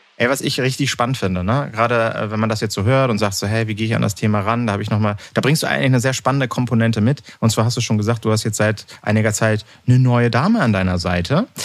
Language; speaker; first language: German; native; German